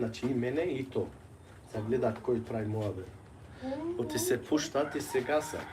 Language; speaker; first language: Macedonian; early bilingual, heritage; Macedonian